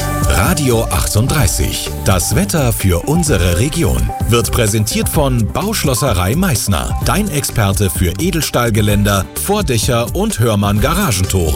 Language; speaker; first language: German; native; German